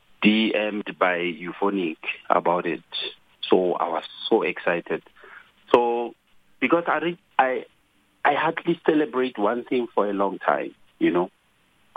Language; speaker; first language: English; non-native, local second language; Tswana